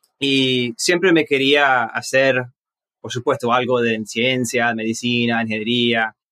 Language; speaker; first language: Spanish; early bilingual, heritage; Spanish